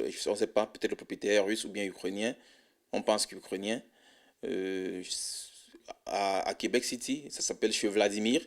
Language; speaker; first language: French; non-native, fluent; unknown